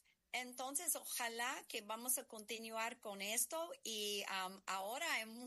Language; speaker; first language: Spanish; non-native, learner; English